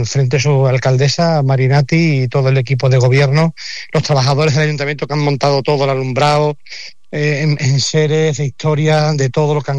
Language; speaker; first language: Spanish; native; Spanish